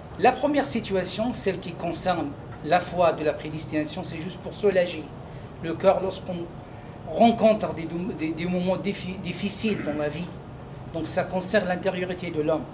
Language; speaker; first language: French; non-native, fluent; Arabic